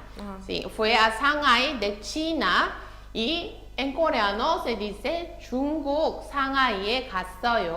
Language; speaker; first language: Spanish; non-native, fluent; Korean